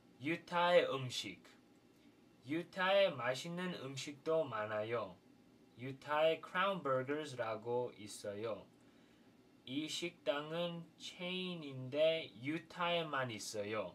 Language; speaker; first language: Korean; non-native, fluent; English